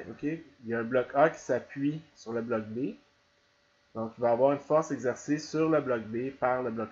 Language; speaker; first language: French; native; French